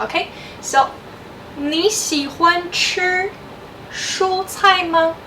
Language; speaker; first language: Chinese; non-native, fluent; English